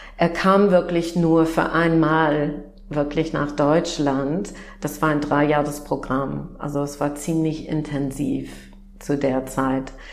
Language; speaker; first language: German; non-native, fluent; English